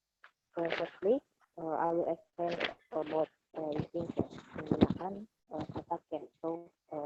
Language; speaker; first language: English; non-native, learner; Indonesian